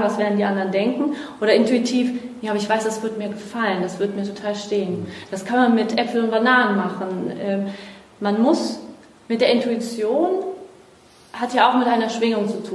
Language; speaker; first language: German; non-native, fluent; Portuguese